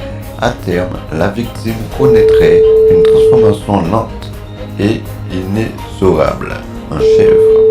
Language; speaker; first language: French; native; French